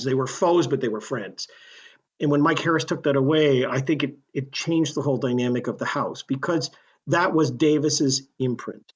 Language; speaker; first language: English; native; English